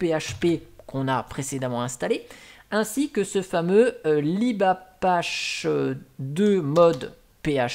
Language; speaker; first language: French; native; French